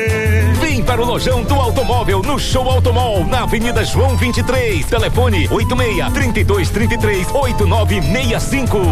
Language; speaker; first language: Portuguese; native; Portuguese